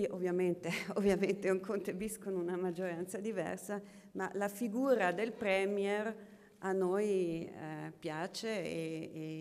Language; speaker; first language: Italian; non-native, local second language; German